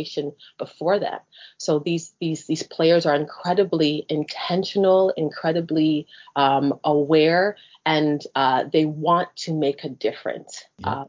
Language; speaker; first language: English; native; English